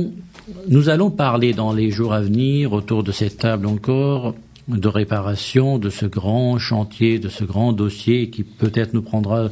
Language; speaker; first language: French; native; French